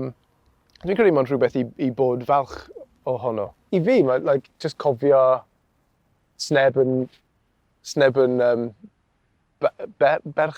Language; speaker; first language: Welsh; non-native, local second language; English